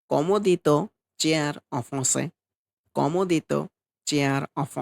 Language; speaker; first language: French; non-native, fluent; Bangla